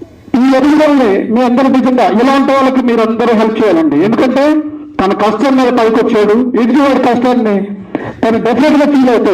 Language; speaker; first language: Telugu; native; Telugu